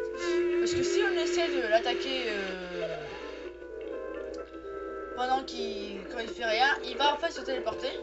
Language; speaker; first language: French; native; French